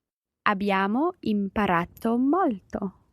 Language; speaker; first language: Italian; non-native, learner; English